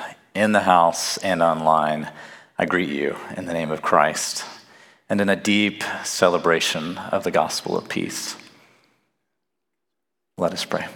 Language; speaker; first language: English; native; English